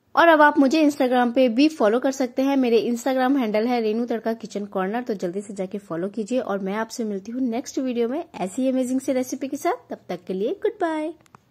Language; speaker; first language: Hindi; native; Hindi